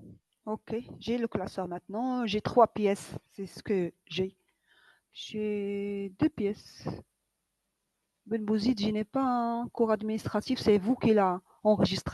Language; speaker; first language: French; non-native, local second language; Arabic